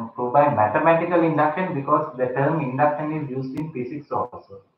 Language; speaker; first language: English; non-native, local second language; Sinhala